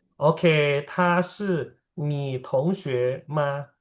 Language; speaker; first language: Chinese; non-native, fluent; Indonesian